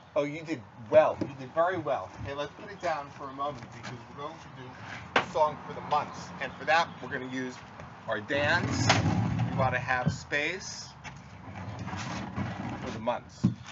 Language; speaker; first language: English; native; English